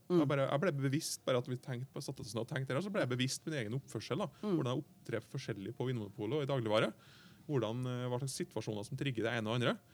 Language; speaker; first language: Norwegian; native; Norwegian